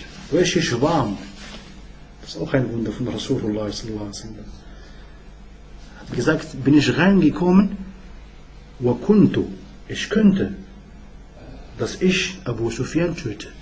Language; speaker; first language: German; non-native, learner; Arabic